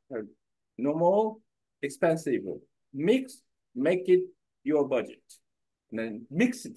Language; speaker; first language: English; non-native, learner; Korean